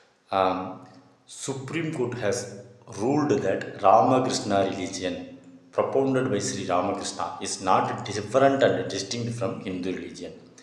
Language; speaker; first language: English; non-native, local second language; Tamil